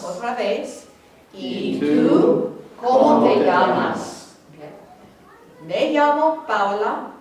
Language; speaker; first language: Spanish; non-native, fluent; English